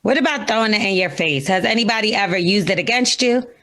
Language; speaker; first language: English; native; English